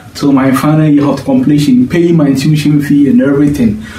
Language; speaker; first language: English; non-native, local second language; Akan